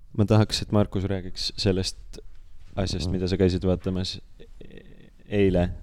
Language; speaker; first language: Estonian; native; Estonian